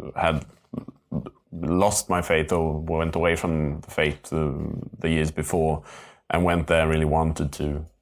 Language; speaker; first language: English; non-native, fluent; Swedish